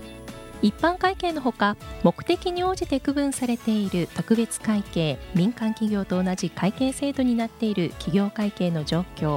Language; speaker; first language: Japanese; native; Japanese